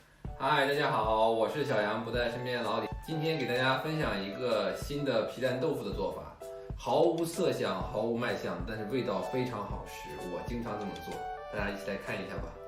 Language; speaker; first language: Chinese; native; Chinese